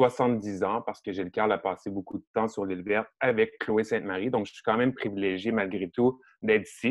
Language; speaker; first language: French; native; French